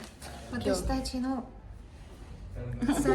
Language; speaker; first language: Japanese; non-native, learner; Sinhala